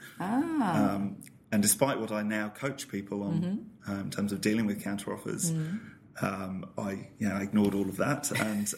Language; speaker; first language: English; native; English